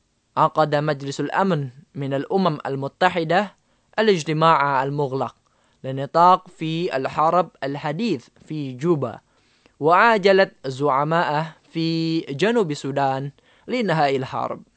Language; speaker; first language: Arabic; non-native, fluent; Indonesian